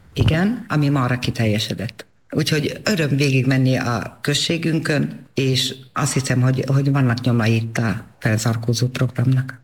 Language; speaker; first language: Hungarian; native; Hungarian